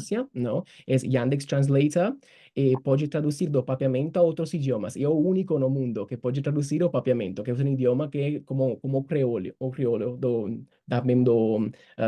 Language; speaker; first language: Portuguese; non-native, fluent; Italian